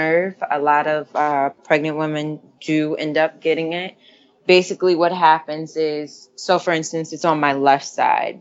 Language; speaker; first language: English; native; English